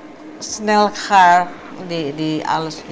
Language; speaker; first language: Dutch; non-native, learner; Indonesian